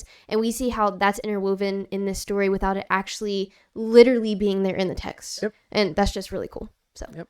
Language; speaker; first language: English; native; English